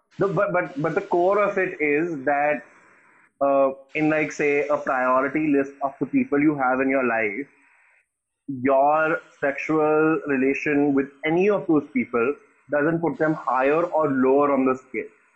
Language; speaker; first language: English; non-native, local second language; Hindi